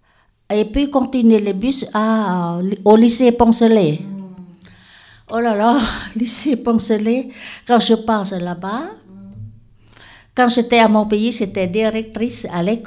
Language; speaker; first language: French; non-native, learner; Lao